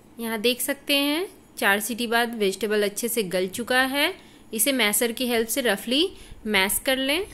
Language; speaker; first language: Hindi; native; Hindi